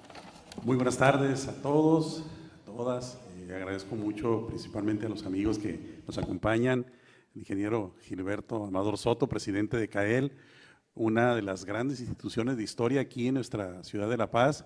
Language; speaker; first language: Spanish; native; Spanish